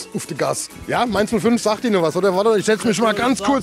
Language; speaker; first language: German; native; German